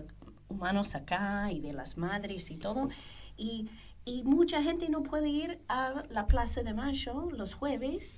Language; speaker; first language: Spanish; non-native, fluent; English